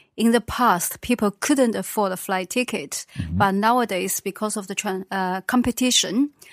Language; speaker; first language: English; non-native, fluent; Chinese